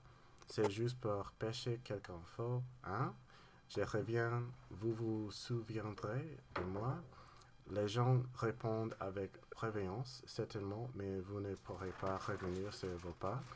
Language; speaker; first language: French; non-native, learner; English